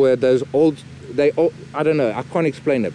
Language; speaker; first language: English; native; English